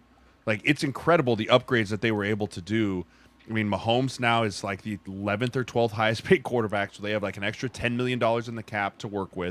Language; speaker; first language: English; native; English